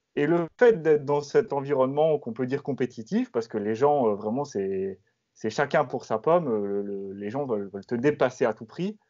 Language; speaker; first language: French; native; French